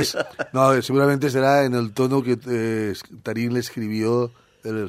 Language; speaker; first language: Spanish; native; Spanish